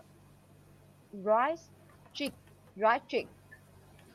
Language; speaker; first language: English; non-native, learner; Vietnamese